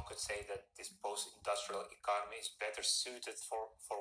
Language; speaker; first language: English; native; English